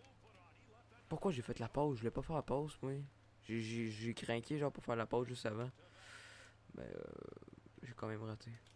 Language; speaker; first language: French; native; French